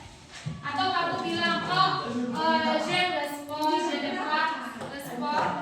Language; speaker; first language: French; non-native, learner; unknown